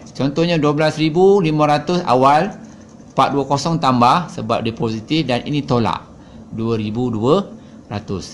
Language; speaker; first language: Malay; native; Malay